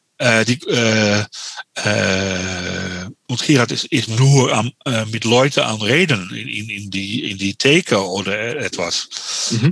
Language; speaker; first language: German; non-native, learner; Dutch